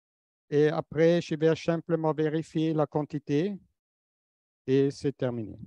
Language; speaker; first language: French; non-native, fluent; English